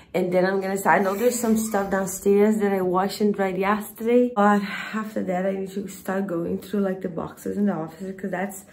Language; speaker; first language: English; non-native, fluent; Portuguese